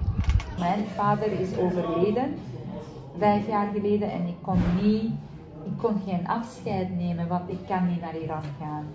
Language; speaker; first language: Dutch; non-native, fluent; Persian